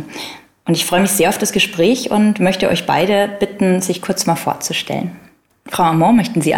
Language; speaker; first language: German; native; German